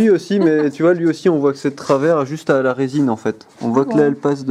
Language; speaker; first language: French; native; French